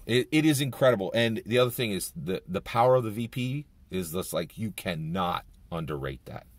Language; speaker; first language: English; native; English